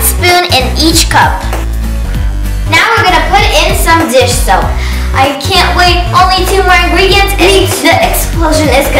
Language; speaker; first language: English; non-native, fluent; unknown